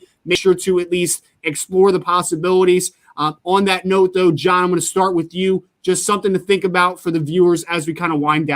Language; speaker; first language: English; native; English